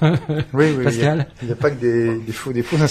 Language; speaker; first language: French; native; French